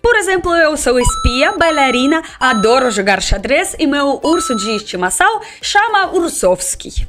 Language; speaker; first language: Portuguese; non-native, fluent; Russian